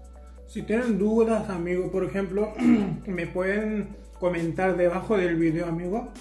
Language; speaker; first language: Spanish; non-native, fluent; Hindi